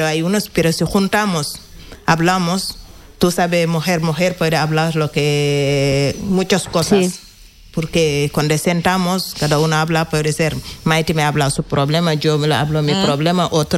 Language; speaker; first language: Spanish; non-native, learner; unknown